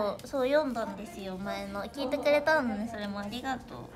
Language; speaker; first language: Japanese; native; Japanese